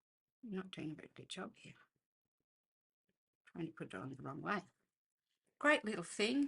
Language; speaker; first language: English; native; English